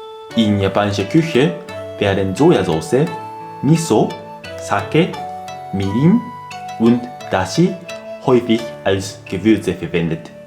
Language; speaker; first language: German; non-native, fluent; Japanese